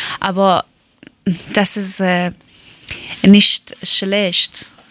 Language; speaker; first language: German; non-native, learner; Persian